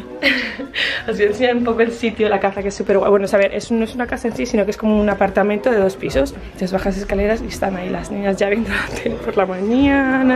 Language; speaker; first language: Spanish; native; Spanish